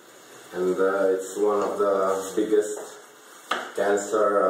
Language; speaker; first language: English; non-native, learner; Hungarian